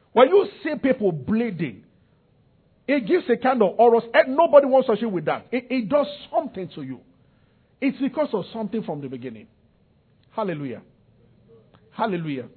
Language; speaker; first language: English; non-native, local second language; Yoruba